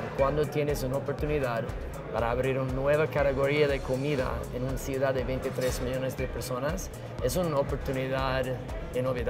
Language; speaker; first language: Spanish; non-native, fluent; English